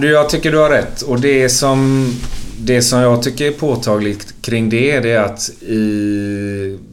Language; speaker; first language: Swedish; native; Swedish